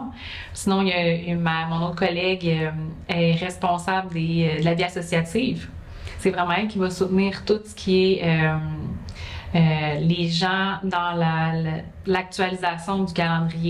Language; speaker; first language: French; native; French